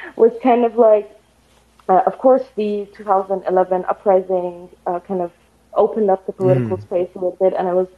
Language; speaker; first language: English; non-native, fluent; Arabic